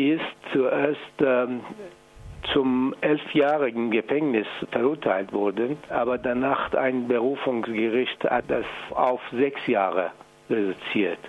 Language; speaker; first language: German; non-native, fluent; Persian